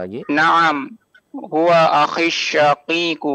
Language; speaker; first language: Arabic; non-native, learner; Indonesian